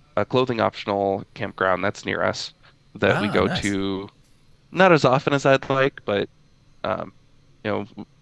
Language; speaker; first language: English; native; English